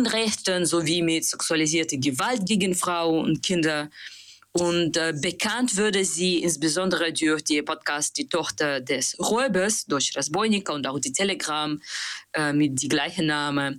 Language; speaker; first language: German; non-native, learner; Russian